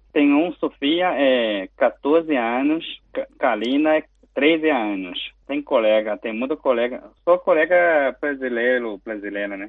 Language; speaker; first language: Portuguese; non-native, learner; Chinese